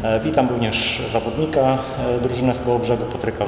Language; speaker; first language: Polish; native; Polish